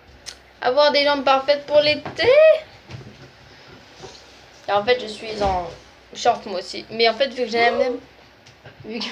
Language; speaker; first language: French; native; French